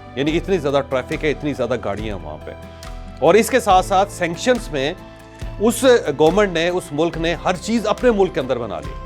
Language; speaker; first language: Urdu; non-native, local second language; Punjabi